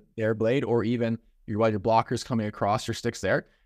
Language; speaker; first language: English; native; English